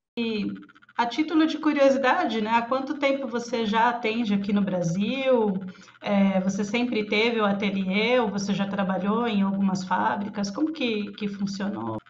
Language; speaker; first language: Portuguese; native; Portuguese